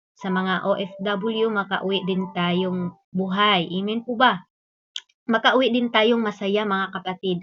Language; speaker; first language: Filipino; non-native, local second language; Cebuano